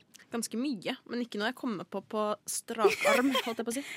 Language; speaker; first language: Norwegian; native; Norwegian